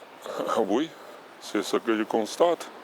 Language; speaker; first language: French; non-native, learner; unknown